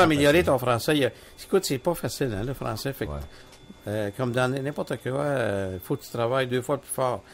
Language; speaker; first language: French; native; French